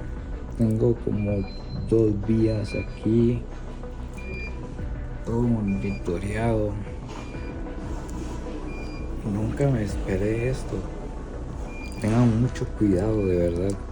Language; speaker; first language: Spanish; native; Spanish